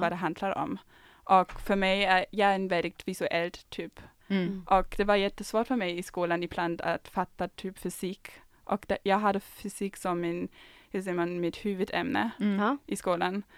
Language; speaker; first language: Swedish; non-native, fluent; German